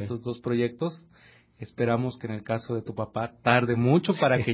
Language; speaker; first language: Spanish; native; Spanish